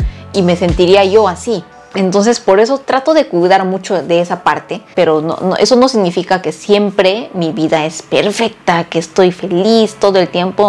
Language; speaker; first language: Spanish; early bilingual, other home language; Korean